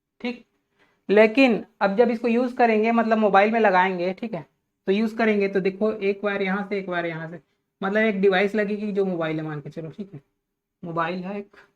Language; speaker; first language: Hindi; native; Hindi